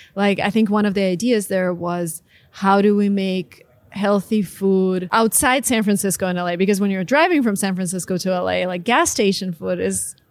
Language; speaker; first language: English; non-native, fluent; Russian